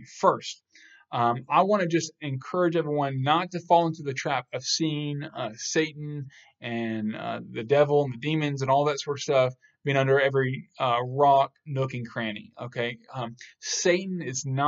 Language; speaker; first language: English; native; English